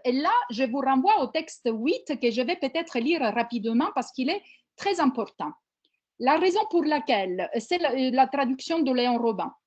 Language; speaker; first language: French; non-native, fluent; Italian